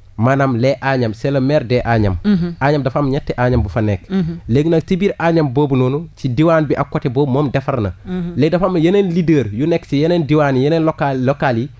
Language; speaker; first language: Wolof; non-native, local second language; Fula